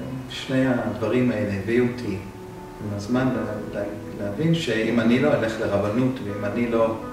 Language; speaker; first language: Hebrew; non-native, fluent; English